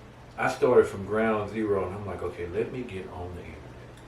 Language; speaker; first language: English; native; English